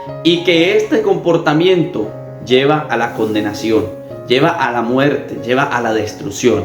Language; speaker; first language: Spanish; native; Spanish